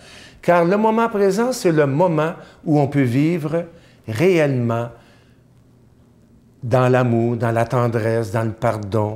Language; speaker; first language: French; native; French